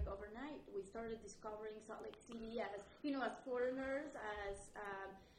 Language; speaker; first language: English; non-native, fluent; Spanish